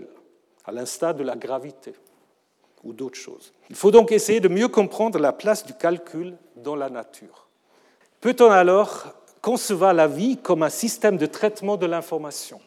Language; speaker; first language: French; non-native, fluent; German